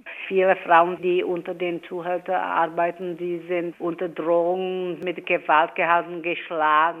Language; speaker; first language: German; non-native, fluent; Czech